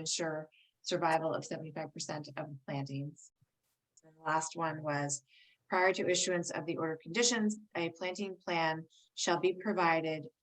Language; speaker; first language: English; native; English